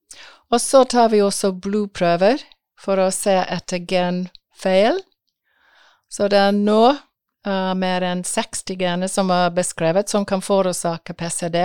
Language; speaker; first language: Norwegian; non-native, fluent; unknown